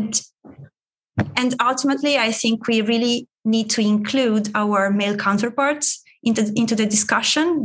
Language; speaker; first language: English; non-native, fluent; Italian